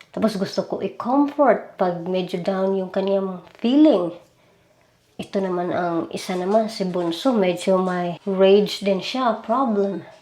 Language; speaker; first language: Filipino; native; Filipino